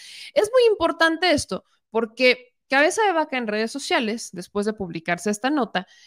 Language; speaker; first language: Spanish; native; Spanish